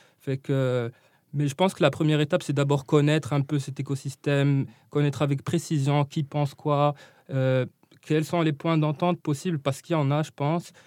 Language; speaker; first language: French; non-native, local second language; Arabic